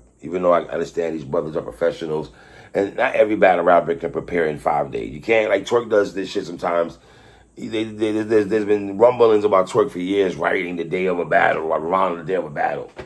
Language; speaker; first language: English; native; English